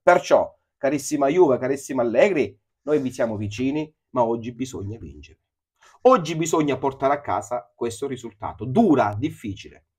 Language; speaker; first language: Italian; native; Italian